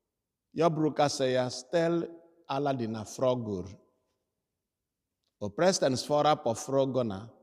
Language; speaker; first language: Swedish; non-native, fluent; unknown